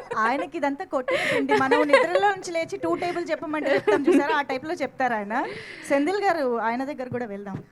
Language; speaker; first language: Telugu; native; Telugu